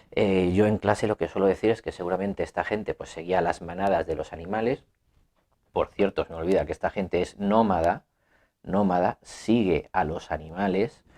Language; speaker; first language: Spanish; native; Spanish